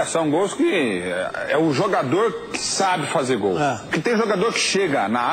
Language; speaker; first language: Portuguese; native; Portuguese